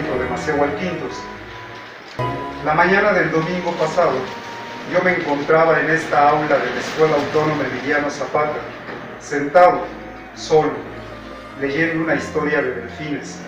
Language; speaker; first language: Spanish; native; Spanish